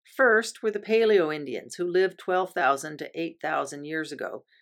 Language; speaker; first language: English; native; English